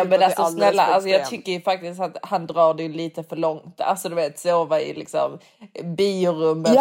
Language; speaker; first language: Swedish; native; Swedish